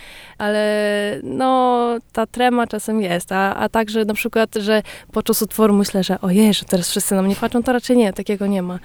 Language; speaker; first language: Polish; early bilingual, heritage; Polish